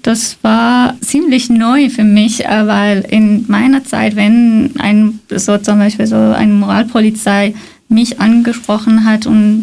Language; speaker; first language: German; non-native, fluent; Persian